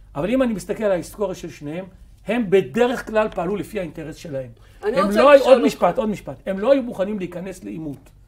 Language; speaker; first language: Hebrew; native; Hebrew